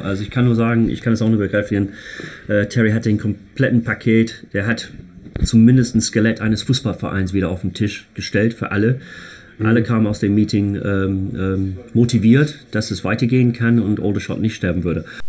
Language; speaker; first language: German; non-native, fluent; English